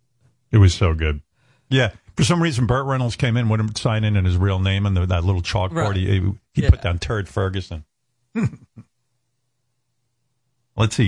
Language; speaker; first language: English; native; English